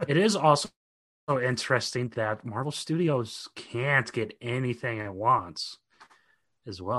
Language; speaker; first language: English; native; English